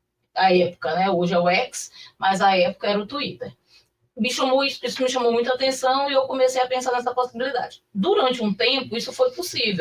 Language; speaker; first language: Portuguese; native; Portuguese